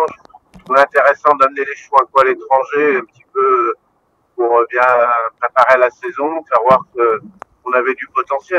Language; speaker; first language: French; native; French